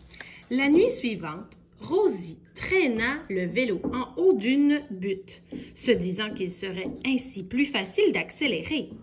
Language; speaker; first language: French; native; French